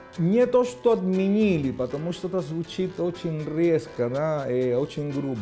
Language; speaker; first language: Russian; non-native, fluent; Spanish